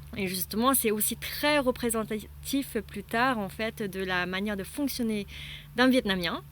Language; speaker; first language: French; non-native, fluent; Vietnamese